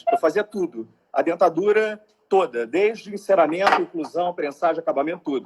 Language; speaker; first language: Portuguese; native; Portuguese